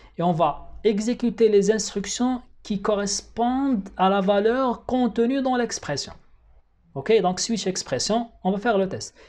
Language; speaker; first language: French; non-native, local second language; Arabic